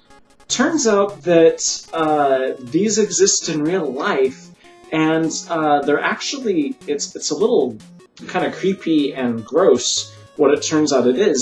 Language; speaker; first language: English; native; English